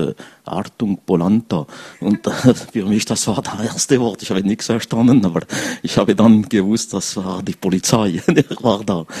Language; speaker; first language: German; non-native, local second language; French